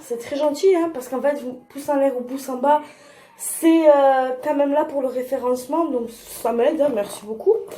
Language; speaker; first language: French; native; French